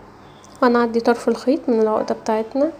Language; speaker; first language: Arabic; native; Arabic